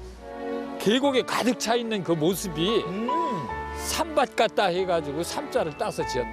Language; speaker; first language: Korean; native; Korean